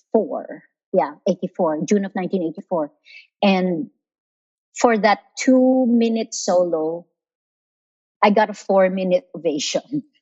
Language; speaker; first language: English; non-native, local second language; Filipino